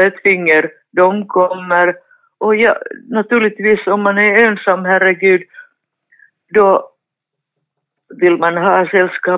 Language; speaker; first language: Swedish; non-native, fluent; Finnish